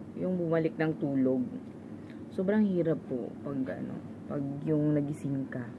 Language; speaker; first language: Filipino; non-native, local second language; Cebuano